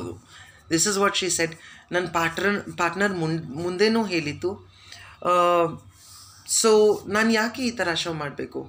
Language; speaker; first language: Kannada; non-native, learner; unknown